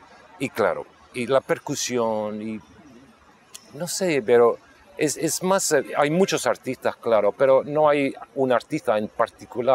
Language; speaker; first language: Spanish; non-native, local second language; English